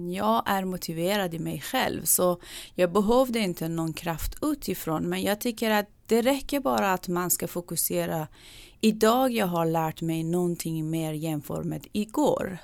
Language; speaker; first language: Swedish; non-native, fluent; Persian